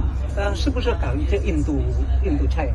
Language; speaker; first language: Chinese; non-native, learner; Indonesian